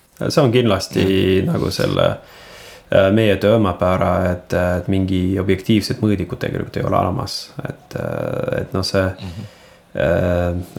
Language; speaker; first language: Estonian; non-native, local second language; Russian